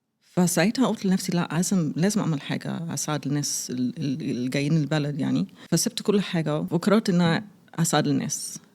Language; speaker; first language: Egyptian Arabic; early bilingual, heritage; Arabic